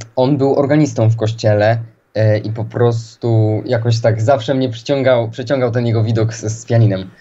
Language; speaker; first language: Polish; native; Polish